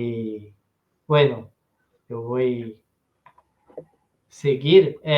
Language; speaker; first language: Spanish; non-native, learner; Portuguese